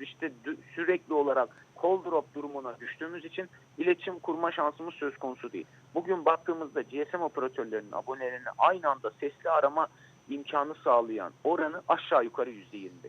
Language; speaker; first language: Turkish; native; Turkish